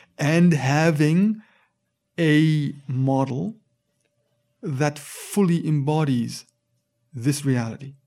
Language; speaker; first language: English; native; English